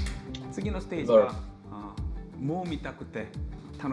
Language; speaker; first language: Japanese; non-native, learner; Korean